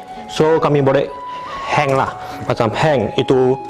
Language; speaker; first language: Indonesian; non-native, local second language; Chinese